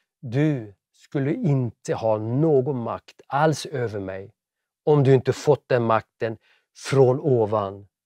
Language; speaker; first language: Swedish; native; Swedish